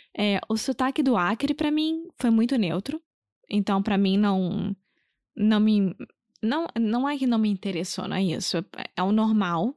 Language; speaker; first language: Portuguese; native; Portuguese